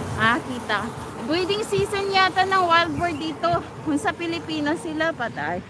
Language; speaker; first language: Filipino; native; Filipino